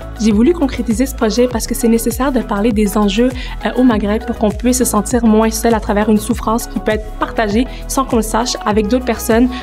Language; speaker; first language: French; early bilingual, other home language; Arabic